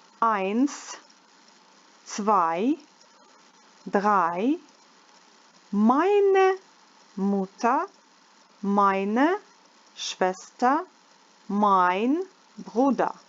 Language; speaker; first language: German; non-native, fluent; Ukrainian